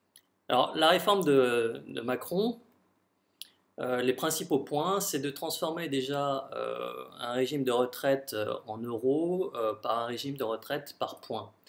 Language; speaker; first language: French; native; French